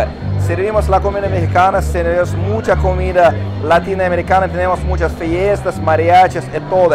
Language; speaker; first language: Spanish; non-native, fluent; Russian